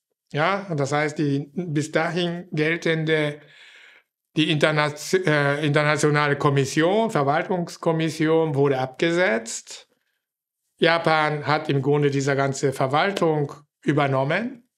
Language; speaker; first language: German; non-native, fluent; Japanese